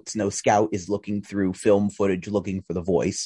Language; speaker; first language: English; native; English